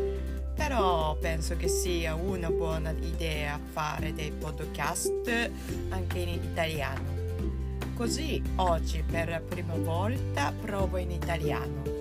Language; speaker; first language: Italian; non-native, fluent; Japanese